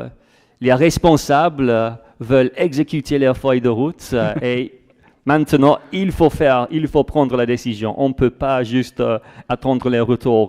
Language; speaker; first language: French; non-native, fluent; English